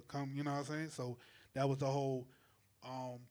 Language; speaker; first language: English; native; English